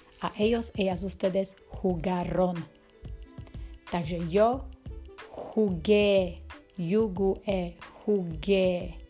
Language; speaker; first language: Spanish; non-native, fluent; Slovak